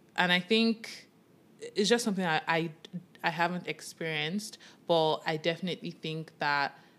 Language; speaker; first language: English; non-native, local second language; Yoruba